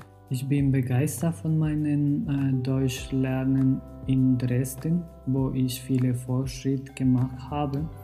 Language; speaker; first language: German; non-native, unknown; Spanish